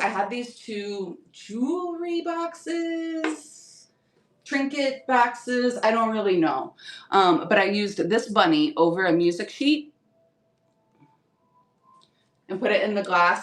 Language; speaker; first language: English; native; English